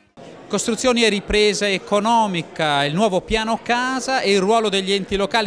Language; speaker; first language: Italian; native; Italian